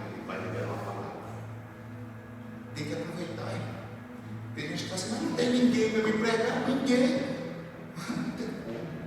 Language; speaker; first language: Portuguese; native; Portuguese